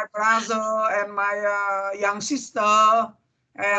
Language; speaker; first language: English; non-native, learner; Vietnamese